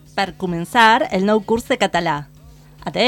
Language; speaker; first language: Catalan; non-native, learner; Spanish